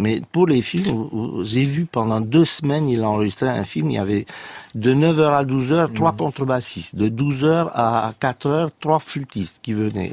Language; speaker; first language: French; non-native, fluent; Romanian